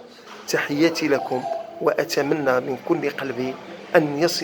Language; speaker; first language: Arabic; native; Arabic